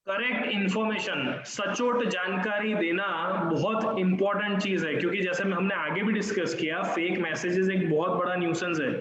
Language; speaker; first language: Hindi; non-native, local second language; Gujarati